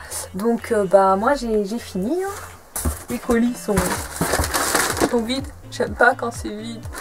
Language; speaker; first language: French; native; French